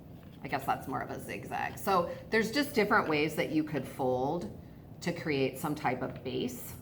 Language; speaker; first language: English; native; English